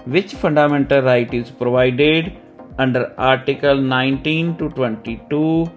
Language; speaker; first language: English; non-native, local second language; Punjabi